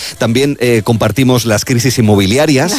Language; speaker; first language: Spanish; native; Spanish